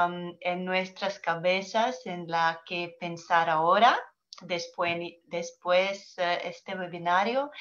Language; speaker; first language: Spanish; non-native, learner; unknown